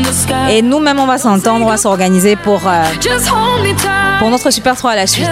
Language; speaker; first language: French; native; French